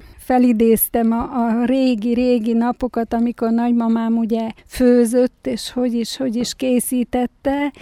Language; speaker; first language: Hungarian; native; Hungarian